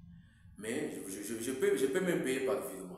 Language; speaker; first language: French; non-native, local second language; Swahili